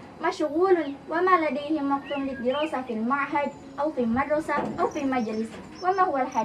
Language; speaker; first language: Arabic; non-native, fluent; Indonesian